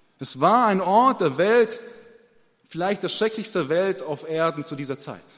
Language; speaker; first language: German; native; German